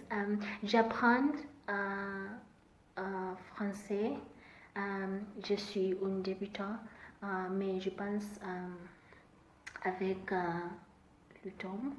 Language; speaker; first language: French; non-native, learner; Southern Sotho